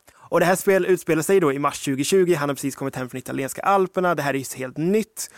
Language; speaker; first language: Swedish; early bilingual, other home language; English